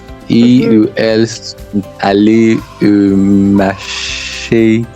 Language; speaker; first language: French; non-native, learner; English